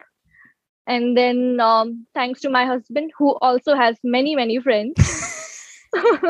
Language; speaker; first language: English; non-native, local second language; Gujarati